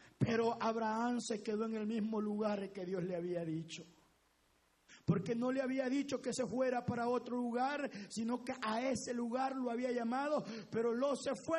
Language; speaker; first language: Spanish; native; Spanish